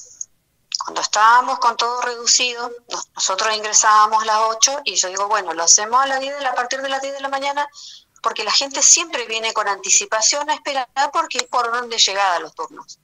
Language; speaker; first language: Spanish; native; Spanish